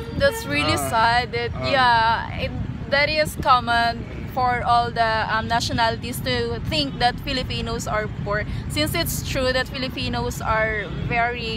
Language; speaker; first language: English; non-native, local second language; Filipino